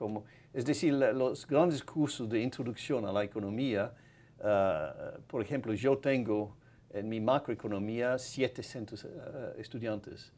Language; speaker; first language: Spanish; non-native, fluent; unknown